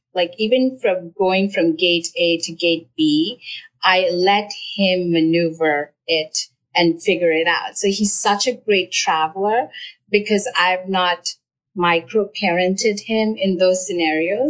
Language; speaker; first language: English; non-native, local second language; Malayalam